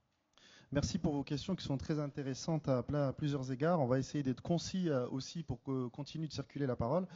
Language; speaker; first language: French; native; French